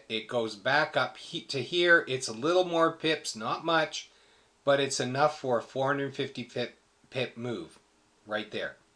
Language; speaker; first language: English; native; English